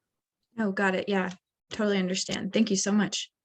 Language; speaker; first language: English; native; English